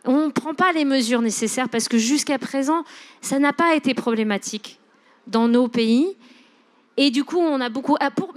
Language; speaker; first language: French; non-native, local second language; English